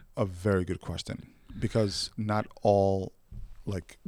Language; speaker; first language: English; non-native, fluent; Somali